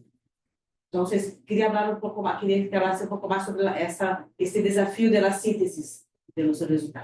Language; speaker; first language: Spanish; non-native, fluent; Portuguese